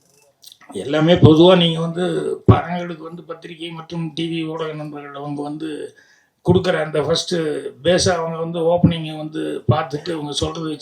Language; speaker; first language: Tamil; native; Tamil